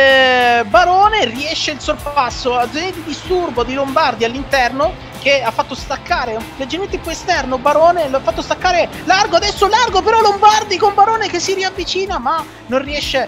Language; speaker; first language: Italian; native; Italian